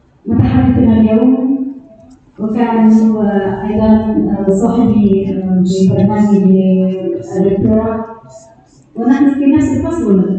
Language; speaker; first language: Arabic; non-native, learner; Indonesian